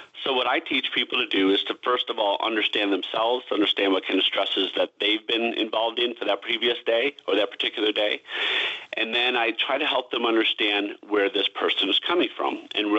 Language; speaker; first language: English; native; English